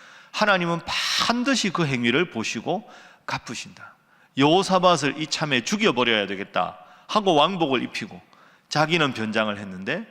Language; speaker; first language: Korean; native; Korean